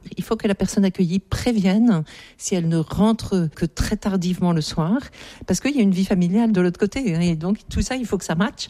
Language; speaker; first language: French; native; French